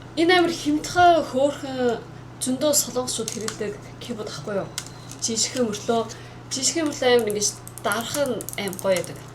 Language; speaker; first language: Mongolian; early bilingual, heritage; Mongolian